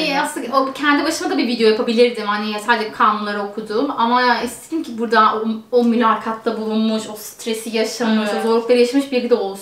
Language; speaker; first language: Turkish; native; Turkish